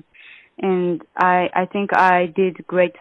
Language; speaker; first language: English; non-native, learner; Japanese